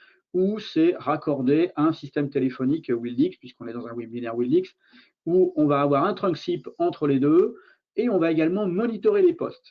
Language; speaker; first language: French; native; French